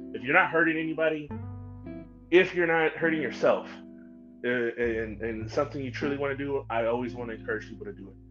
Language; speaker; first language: English; native; English